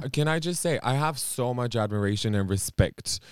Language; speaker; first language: English; non-native, fluent; Romanian